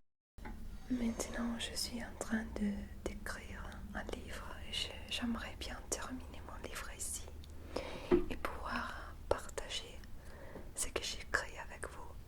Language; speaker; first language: French; non-native, fluent; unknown